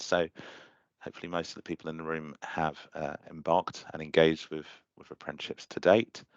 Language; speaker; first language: English; native; English